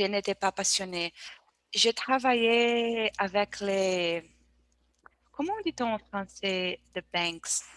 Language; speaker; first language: French; non-native, learner; Portuguese